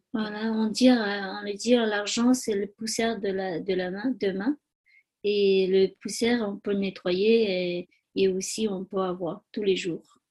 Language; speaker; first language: French; non-native, learner; Tibetan